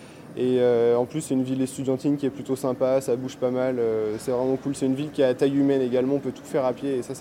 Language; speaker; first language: French; native; French